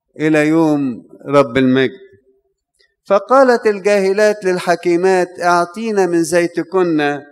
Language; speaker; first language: Arabic; native; Arabic